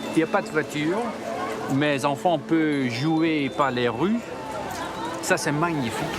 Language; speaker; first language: French; non-native, learner; Dutch